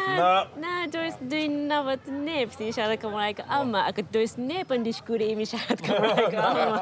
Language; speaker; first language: Welsh; non-native, fluent; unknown